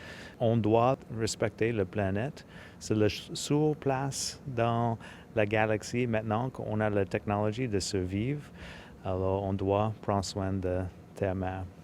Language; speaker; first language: French; non-native, local second language; English